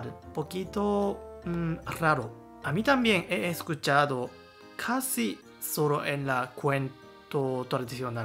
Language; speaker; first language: Spanish; non-native, learner; Japanese